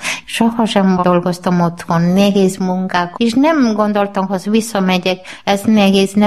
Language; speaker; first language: Hungarian; non-native, learner; Malayalam